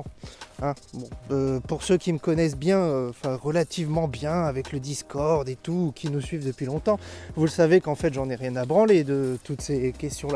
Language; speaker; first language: French; native; French